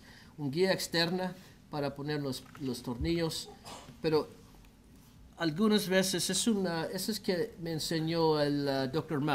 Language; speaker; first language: Spanish; non-native, learner; English